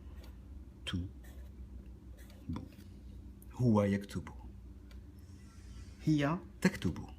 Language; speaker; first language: Arabic; non-native, fluent; French